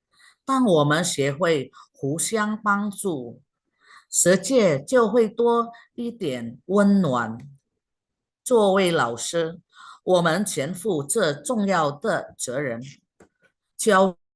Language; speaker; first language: Chinese; non-native, fluent; Indonesian